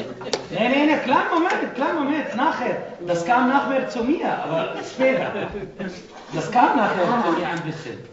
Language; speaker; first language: German; non-native, fluent; Arabic